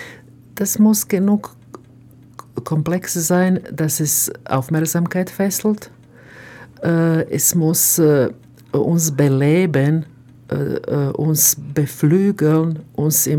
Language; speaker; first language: German; non-native, fluent; Croatian